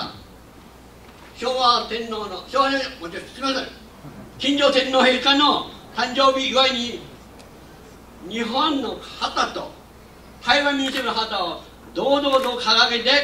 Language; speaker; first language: Japanese; non-native, local second language; Min Nan Chinese